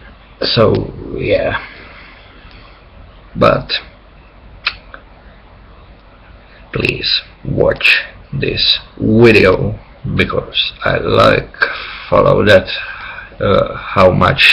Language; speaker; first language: English; non-native, learner; Finnish